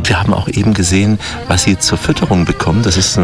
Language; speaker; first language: German; native; German